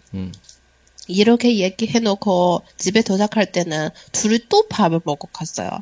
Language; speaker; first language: Korean; non-native, learner; Chinese